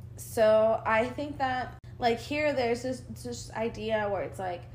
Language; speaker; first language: English; early bilingual, other home language; Spanish